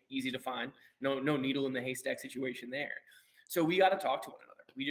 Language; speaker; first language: English; native; English